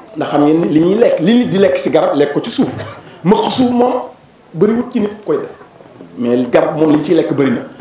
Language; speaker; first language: Wolof; native; Wolof